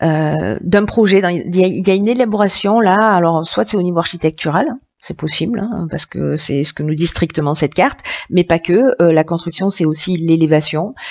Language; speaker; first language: French; native; French